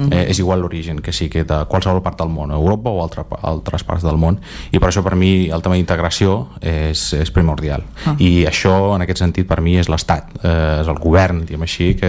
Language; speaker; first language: Catalan; non-native, fluent; Azerbaijani